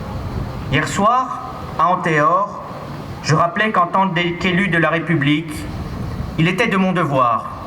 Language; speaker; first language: French; native; French